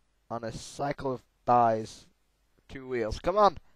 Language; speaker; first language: English; native; English